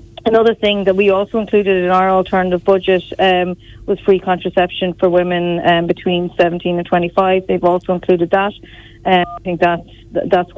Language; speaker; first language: English; native; English